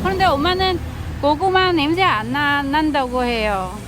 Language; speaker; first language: Korean; non-native, learner; Vietnamese